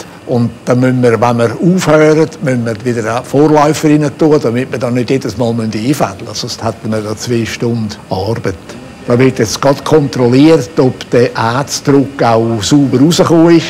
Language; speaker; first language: German; native; German